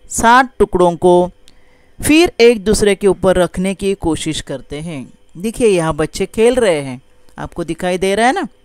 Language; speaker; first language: Hindi; non-native, local second language; Marathi